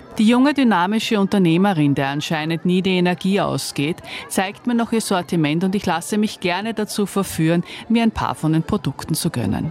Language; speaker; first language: German; native; German